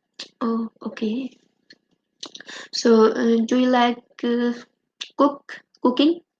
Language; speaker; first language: English; non-native, learner; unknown